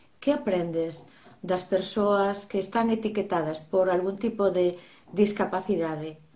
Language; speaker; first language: Galician; native; Galician